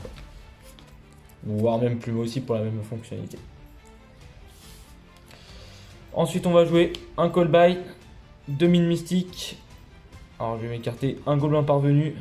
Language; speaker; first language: French; native; French